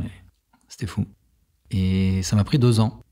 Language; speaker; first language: French; native; French